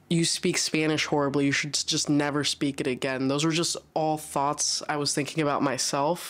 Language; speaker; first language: English; early bilingual, other home language; Spanish